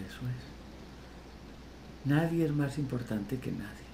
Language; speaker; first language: Spanish; native; Spanish